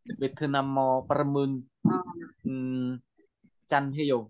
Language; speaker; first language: Vietnamese; non-native, learner; Korean